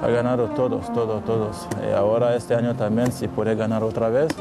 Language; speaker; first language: Spanish; non-native, fluent; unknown